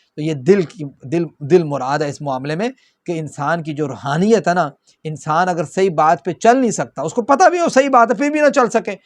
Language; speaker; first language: Urdu; non-native, local second language; Punjabi